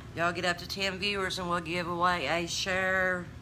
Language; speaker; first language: English; native; English